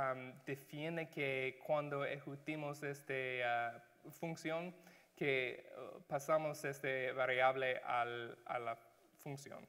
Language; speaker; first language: Spanish; non-native, learner; English